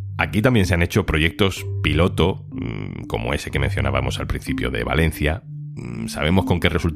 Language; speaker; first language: Spanish; native; Spanish